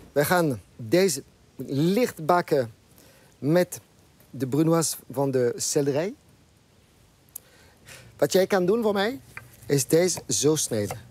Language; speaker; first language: Dutch; non-native, fluent; French